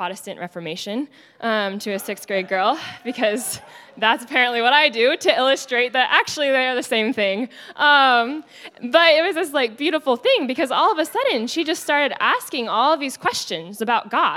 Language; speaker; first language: English; native; English